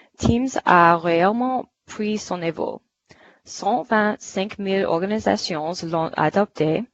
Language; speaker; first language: French; non-native, fluent; English